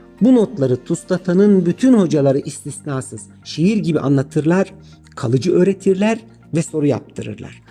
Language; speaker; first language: Turkish; native; Turkish